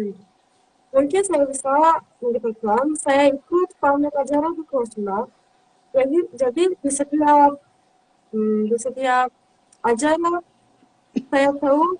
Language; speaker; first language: Indonesian; non-native, learner; Turkish